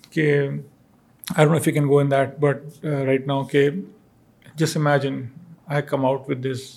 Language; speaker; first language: Urdu; native; Urdu